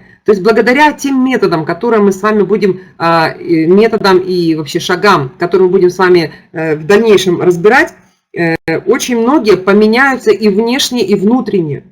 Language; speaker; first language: Russian; native; Russian